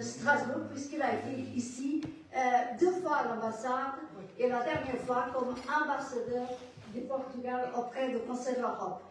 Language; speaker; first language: French; non-native, fluent; Portuguese